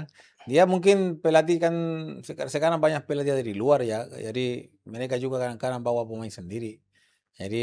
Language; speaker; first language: Indonesian; non-native, fluent; Spanish